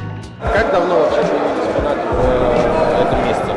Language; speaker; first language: Russian; native; Russian